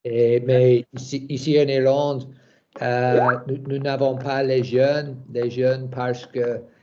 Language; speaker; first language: French; non-native, learner; English